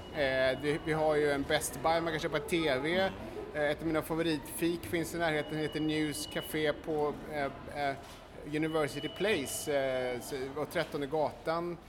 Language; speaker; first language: Swedish; native; Swedish